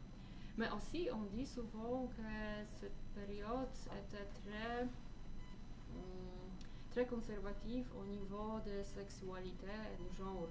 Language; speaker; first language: French; non-native, fluent; Polish